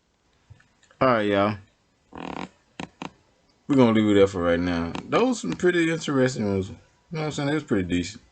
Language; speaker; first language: English; native; English